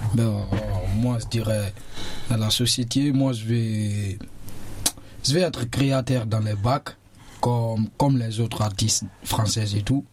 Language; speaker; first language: French; non-native, local second language; Susu